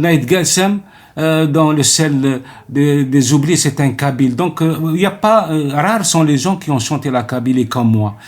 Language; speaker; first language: French; non-native, local second language; Arabic